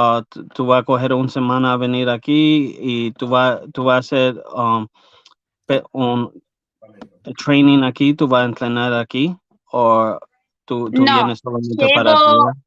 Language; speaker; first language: Spanish; early bilingual, heritage; English